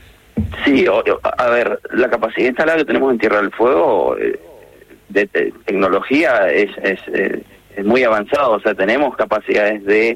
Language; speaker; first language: Spanish; native; Spanish